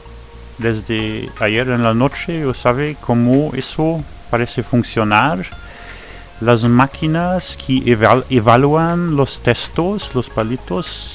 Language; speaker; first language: Spanish; non-native, fluent; French